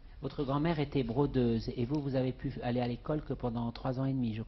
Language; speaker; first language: French; native; French